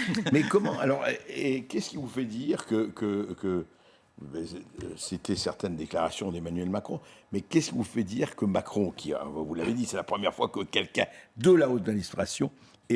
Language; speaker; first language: French; native; French